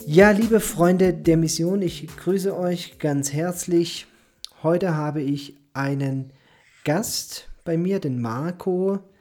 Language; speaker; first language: German; native; German